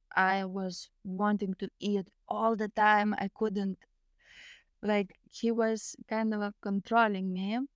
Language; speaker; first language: English; non-native, fluent; Lithuanian